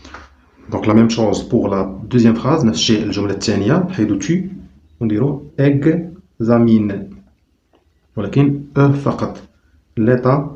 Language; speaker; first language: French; non-native, local second language; Arabic